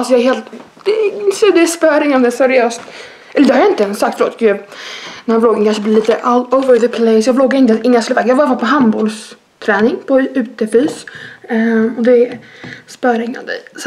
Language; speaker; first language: Swedish; native; Swedish